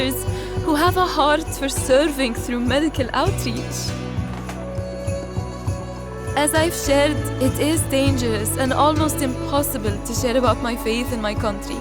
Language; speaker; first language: English; non-native, fluent; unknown